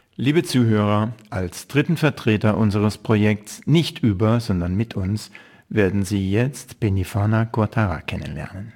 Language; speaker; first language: German; native; German